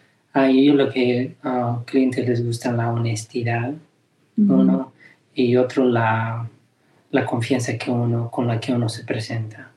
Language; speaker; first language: Spanish; early bilingual, heritage; Spanish